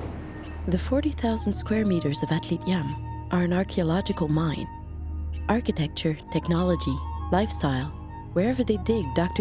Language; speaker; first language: English; native; English